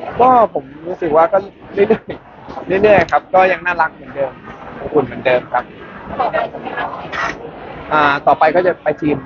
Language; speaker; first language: Thai; native; Thai